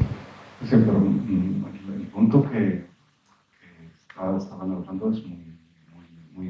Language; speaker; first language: Spanish; non-native, fluent; Arabic